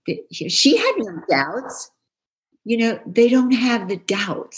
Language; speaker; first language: English; native; English